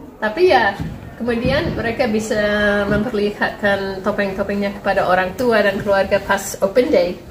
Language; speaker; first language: Indonesian; non-native, fluent; English